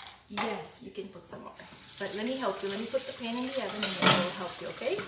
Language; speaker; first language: English; native; English